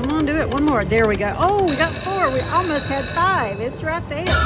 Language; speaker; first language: English; native; English